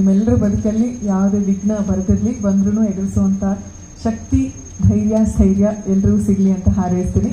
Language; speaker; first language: Kannada; native; Kannada